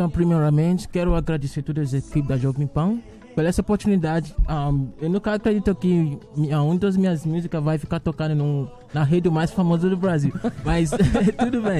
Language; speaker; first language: Portuguese; non-native, fluent; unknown